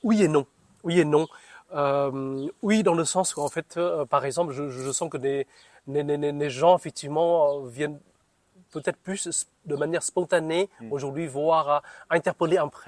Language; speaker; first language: French; non-native, fluent; Vietnamese